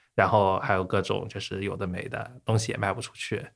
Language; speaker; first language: Chinese; native; Chinese